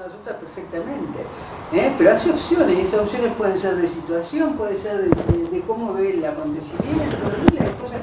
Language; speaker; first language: Spanish; native; Spanish